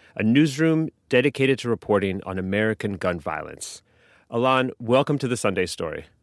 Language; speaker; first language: English; native; English